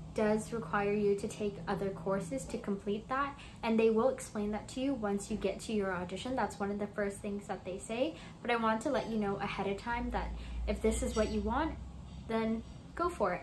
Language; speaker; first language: English; native; English